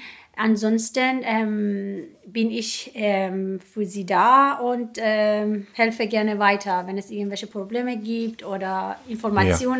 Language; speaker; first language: German; non-native, fluent; Persian